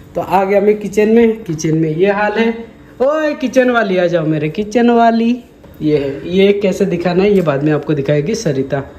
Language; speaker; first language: Hindi; non-native, local second language; Konkani